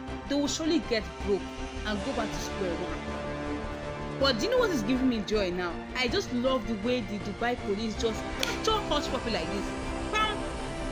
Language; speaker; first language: English; non-native, local second language; Igbo